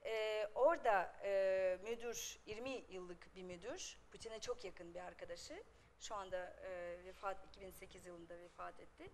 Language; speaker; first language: Turkish; non-native, fluent; Russian